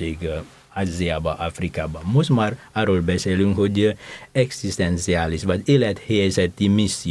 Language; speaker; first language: Hungarian; non-native, fluent; Indonesian